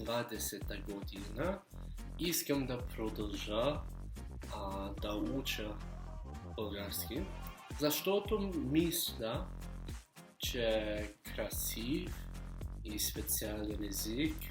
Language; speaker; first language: Bulgarian; non-native, learner; English